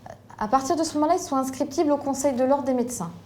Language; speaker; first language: French; native; French